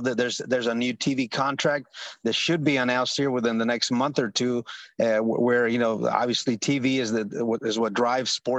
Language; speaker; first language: English; early bilingual, other home language; Spanish